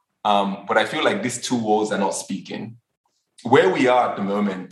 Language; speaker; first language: English; non-native, local second language; Yoruba